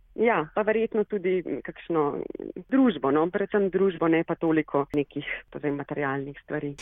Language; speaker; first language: Slovenian; native; Slovenian